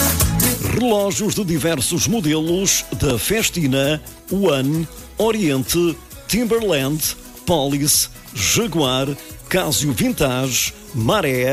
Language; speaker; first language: Portuguese; native; Portuguese